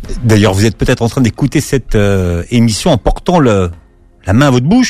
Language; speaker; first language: French; native; French